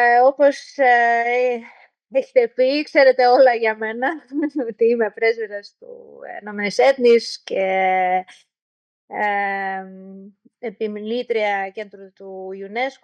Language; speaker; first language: Greek; non-native, learner; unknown